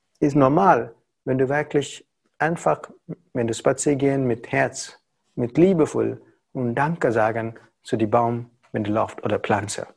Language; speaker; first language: German; non-native, learner; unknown